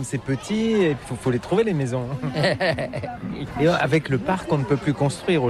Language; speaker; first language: French; native; French